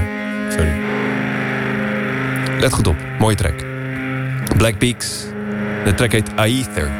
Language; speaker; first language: Dutch; native; Dutch